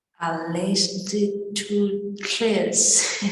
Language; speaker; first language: French; non-native, learner; Portuguese